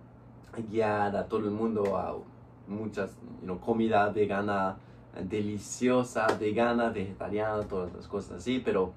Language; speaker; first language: Spanish; non-native, fluent; English